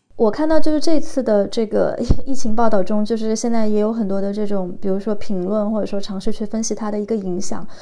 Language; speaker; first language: Chinese; native; Chinese